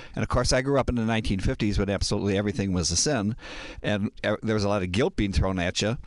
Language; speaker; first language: English; native; English